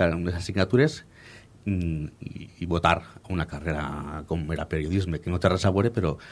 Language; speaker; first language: Catalan; native; Catalan